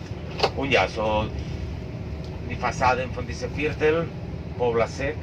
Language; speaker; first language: German; non-native, learner; Catalan